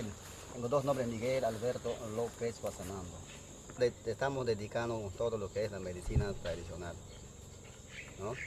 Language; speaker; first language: Spanish; non-native, local second language; Shipibo-Conibo